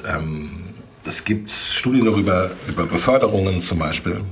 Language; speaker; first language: German; native; German